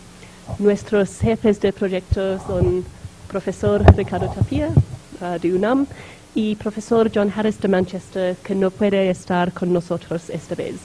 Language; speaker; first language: Spanish; non-native, fluent; English